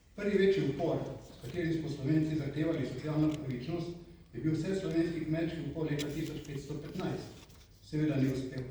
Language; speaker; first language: Slovenian; native; Slovenian